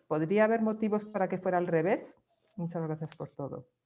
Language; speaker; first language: Spanish; native; Spanish